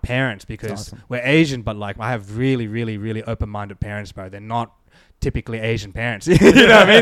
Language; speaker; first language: English; native; English